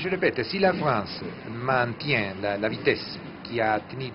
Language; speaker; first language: French; non-native, fluent; Italian